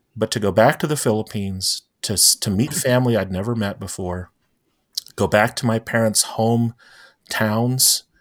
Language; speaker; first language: English; native; English